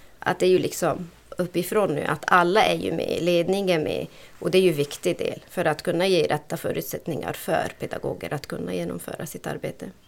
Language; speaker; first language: Swedish; non-native, fluent; Arabic